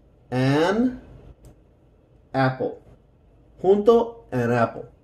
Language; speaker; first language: English; native; English